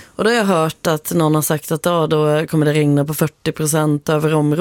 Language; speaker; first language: Swedish; native; Swedish